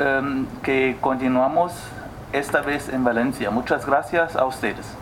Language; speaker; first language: Spanish; non-native, fluent; German